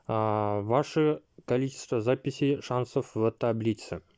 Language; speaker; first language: Russian; non-native, local second language; Kazakh